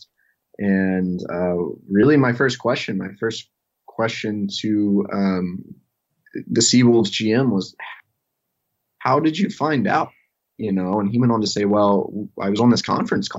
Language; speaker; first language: English; native; English